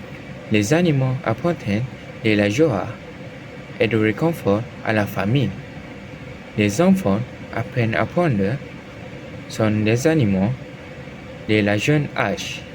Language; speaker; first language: French; non-native, learner; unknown